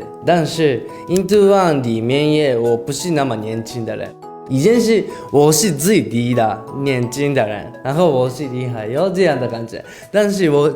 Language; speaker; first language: Chinese; non-native, learner; Japanese